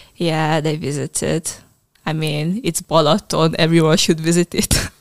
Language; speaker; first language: English; non-native, fluent; Hungarian